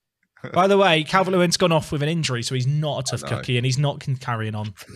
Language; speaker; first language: English; native; English